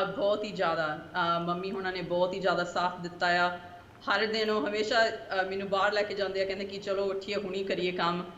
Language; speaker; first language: Punjabi; early bilingual, heritage; Punjabi